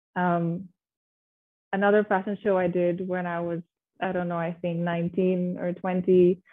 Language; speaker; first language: English; non-native, fluent; Indonesian